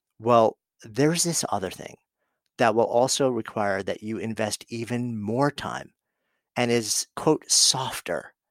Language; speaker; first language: English; native; English